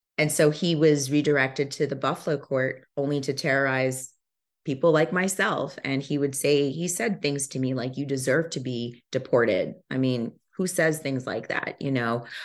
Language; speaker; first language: English; early bilingual, other home language; Lingala